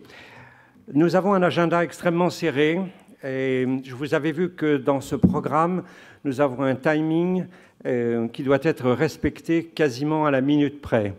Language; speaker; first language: French; native; French